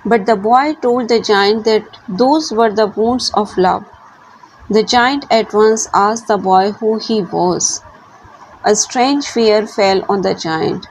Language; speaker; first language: English; non-native, local second language; Hindi